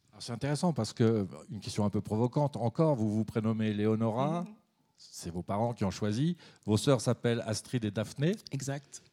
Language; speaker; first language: French; native; French